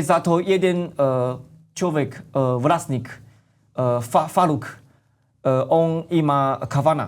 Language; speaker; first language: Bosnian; non-native, learner; Chinese